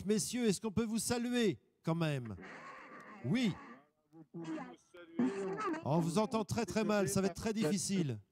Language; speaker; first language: French; native; French